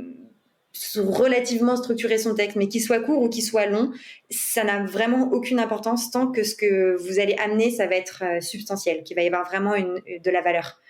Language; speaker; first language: French; native; French